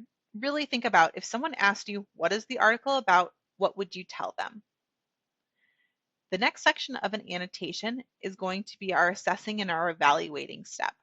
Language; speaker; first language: English; native; English